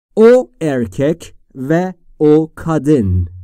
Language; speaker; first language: Turkish; non-native, fluent; Persian